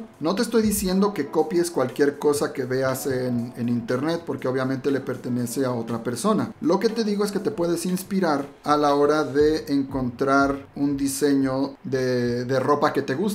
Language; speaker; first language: Spanish; native; Spanish